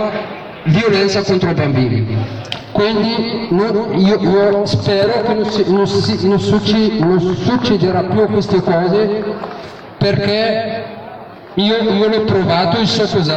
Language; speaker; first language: Italian; non-native, fluent; Arabic